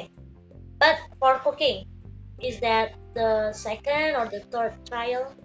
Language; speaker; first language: English; non-native, learner; Indonesian